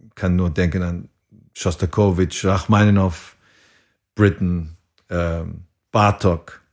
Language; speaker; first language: German; non-native, fluent; English